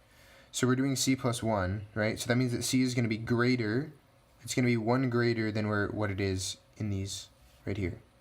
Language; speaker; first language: English; native; English